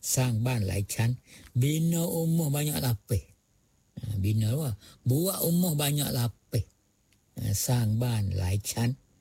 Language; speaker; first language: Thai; non-native, local second language; Malay